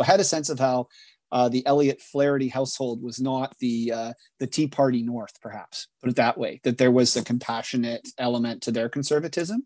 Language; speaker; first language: English; native; English